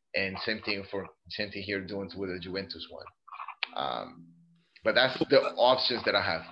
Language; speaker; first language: English; non-native, fluent; Spanish